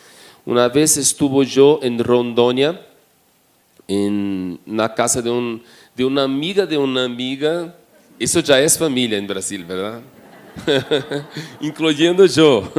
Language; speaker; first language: Spanish; non-native, fluent; Portuguese